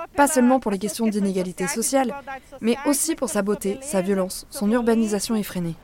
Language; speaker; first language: French; non-native, fluent; Portuguese